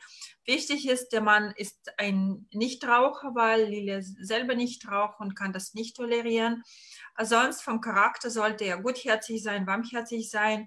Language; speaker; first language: German; non-native, fluent; Russian